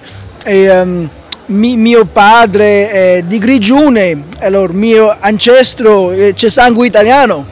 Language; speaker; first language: Italian; non-native, learner; English